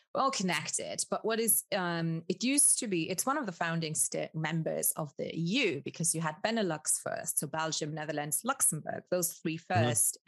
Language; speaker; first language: English; early bilingual, other home language; Spanish